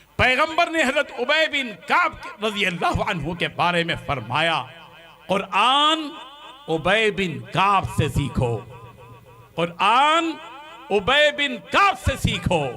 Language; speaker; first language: Urdu; native; Urdu